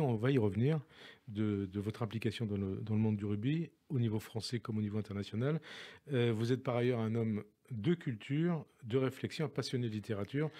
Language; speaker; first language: French; native; French